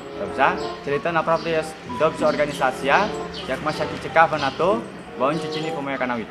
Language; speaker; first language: Polish; non-native, learner; Balinese